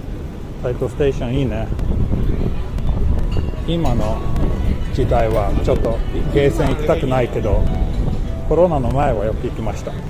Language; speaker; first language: Japanese; non-native, learner; Swedish